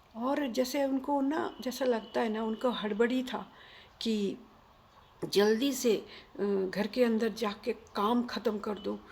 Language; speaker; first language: Hindi; non-native, local second language; Bangla